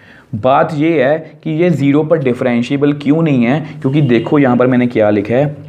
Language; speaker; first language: Hindi; native; Hindi